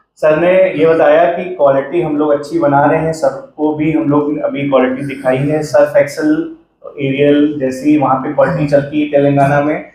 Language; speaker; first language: Hindi; native; Hindi